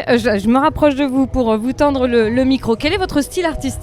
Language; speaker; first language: French; native; French